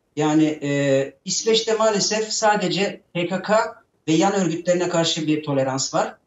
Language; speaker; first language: Turkish; native; Turkish